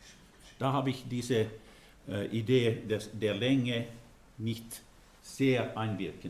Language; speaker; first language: German; non-native, fluent; Finnish